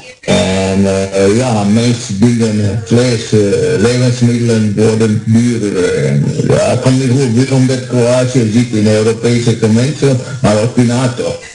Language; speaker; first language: Dutch; non-native, learner; Croatian